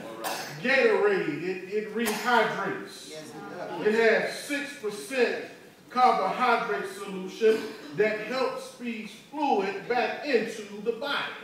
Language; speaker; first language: English; native; English